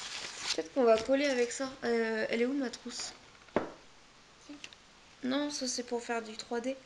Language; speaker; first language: French; native; French